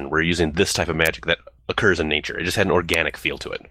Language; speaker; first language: English; native; English